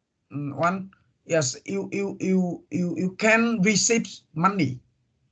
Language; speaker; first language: English; non-native, learner; Vietnamese